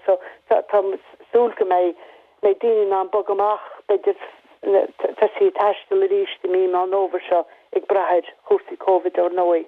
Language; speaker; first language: Irish; native; Irish